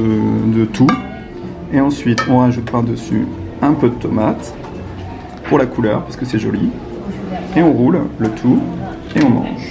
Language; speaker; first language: French; native; French